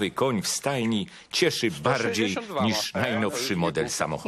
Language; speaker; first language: Polish; native; Polish